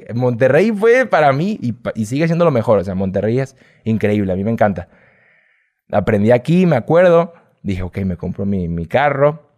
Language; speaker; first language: Spanish; native; Spanish